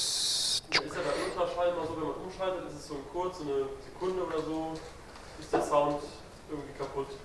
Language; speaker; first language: German; native; German